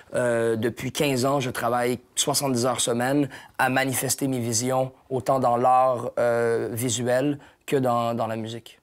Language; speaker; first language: French; native; French